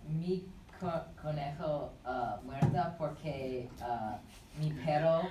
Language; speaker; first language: Spanish; non-native, learner; English